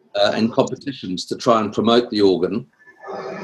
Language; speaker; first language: English; native; English